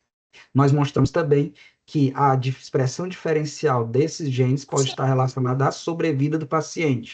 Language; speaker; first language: Portuguese; native; Portuguese